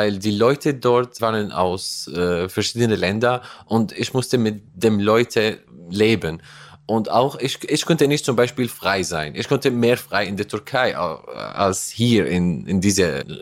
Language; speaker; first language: German; non-native, learner; Arabic